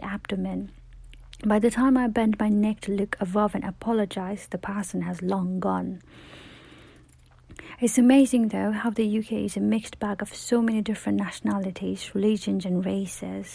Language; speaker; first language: English; non-native, local second language; Nepali